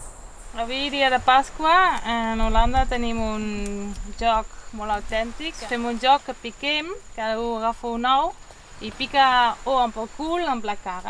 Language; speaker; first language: Catalan; non-native, fluent; Dutch